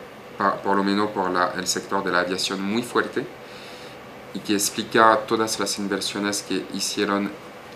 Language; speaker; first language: Spanish; non-native, fluent; French